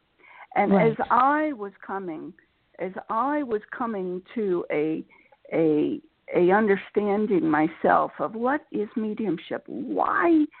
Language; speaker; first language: English; native; English